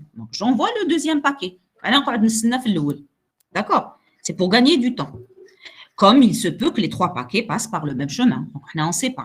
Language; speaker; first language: French; non-native, local second language; Arabic